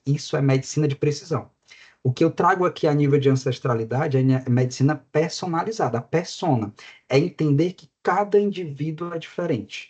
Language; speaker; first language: Portuguese; native; Portuguese